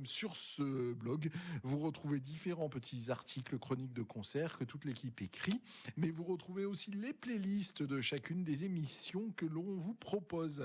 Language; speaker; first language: French; native; French